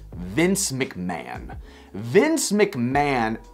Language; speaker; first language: English; native; English